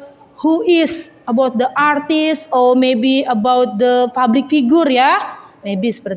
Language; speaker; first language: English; non-native, learner; Indonesian